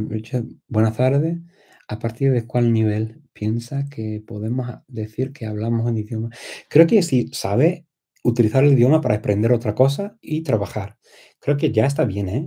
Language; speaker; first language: Spanish; non-native, fluent; English